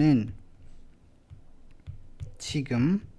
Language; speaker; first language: Korean; non-native, fluent; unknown